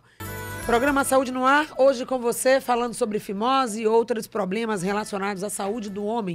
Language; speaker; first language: Portuguese; native; Portuguese